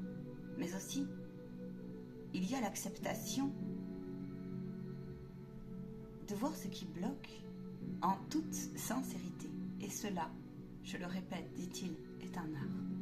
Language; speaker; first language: French; native; French